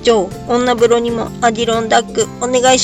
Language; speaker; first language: Japanese; native; Japanese